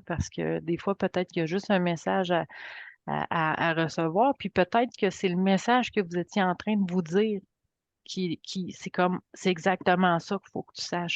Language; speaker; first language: French; native; French